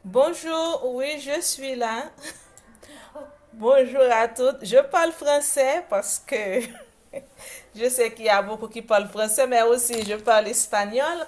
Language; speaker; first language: French; non-native, local second language; Haitian Creole